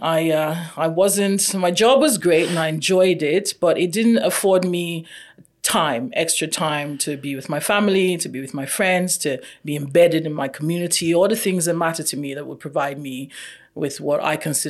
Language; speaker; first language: English; non-native, local second language; Yoruba